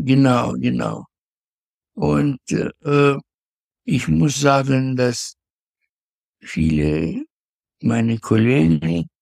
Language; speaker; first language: German; non-native, fluent; Russian